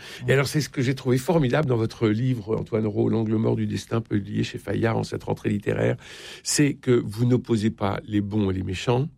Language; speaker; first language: French; native; French